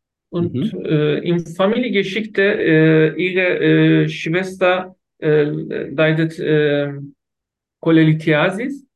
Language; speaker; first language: German; non-native, learner; Turkish